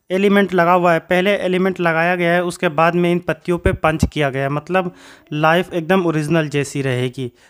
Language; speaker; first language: Hindi; native; Hindi